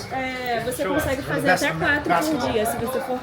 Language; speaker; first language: Portuguese; native; Portuguese